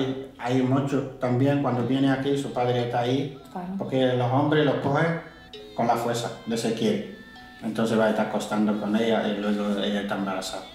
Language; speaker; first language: Spanish; non-native, learner; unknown